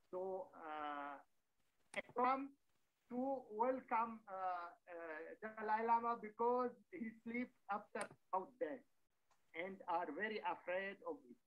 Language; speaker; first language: English; non-native, learner; Arabic